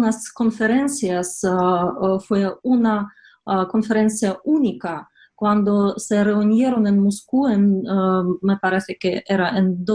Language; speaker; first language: Spanish; non-native, fluent; Russian